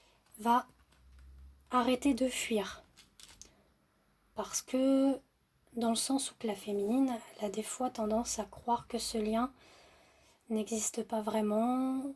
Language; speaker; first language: French; native; French